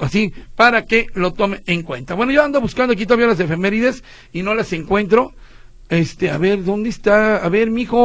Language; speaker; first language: Spanish; native; Spanish